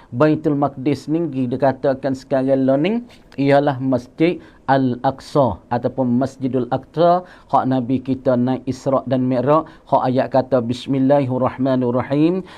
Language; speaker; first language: Malay; native; Malay